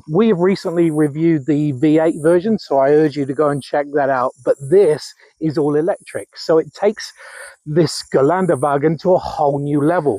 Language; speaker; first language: English; native; English